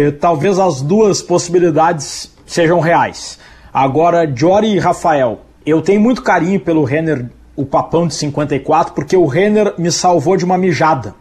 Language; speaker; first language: Portuguese; native; Portuguese